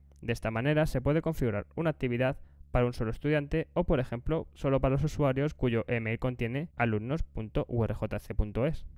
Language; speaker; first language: Spanish; native; Spanish